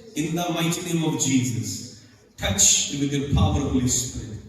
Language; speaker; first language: English; non-native, local second language; Hindi